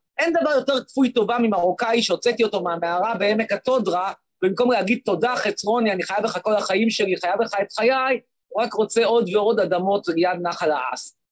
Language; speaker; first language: Hebrew; native; Hebrew